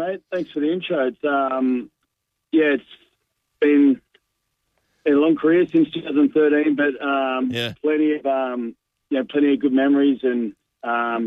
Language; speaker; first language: English; native; English